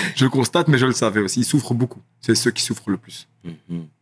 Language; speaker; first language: French; native; French